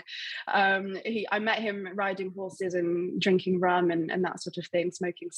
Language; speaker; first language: English; native; English